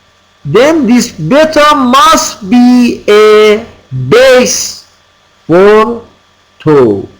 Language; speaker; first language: English; non-native, fluent; Persian